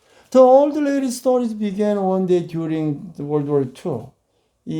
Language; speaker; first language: English; non-native, fluent; Korean